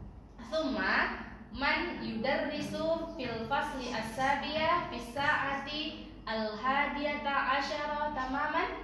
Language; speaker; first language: Arabic; non-native, learner; Indonesian